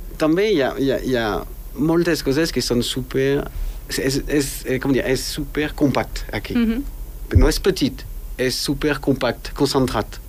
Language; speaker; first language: Catalan; non-native, fluent; French